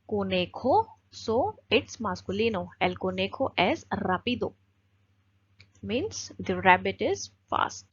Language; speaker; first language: Spanish; non-native, learner; Hindi